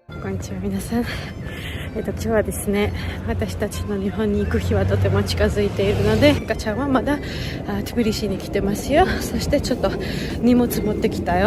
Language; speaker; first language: Japanese; non-native, learner; Georgian